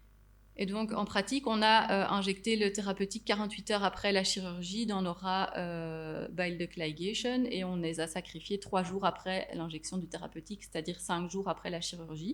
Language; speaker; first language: French; native; French